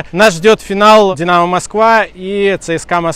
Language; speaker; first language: Russian; native; Russian